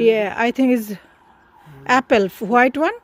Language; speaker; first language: English; non-native, learner; Bangla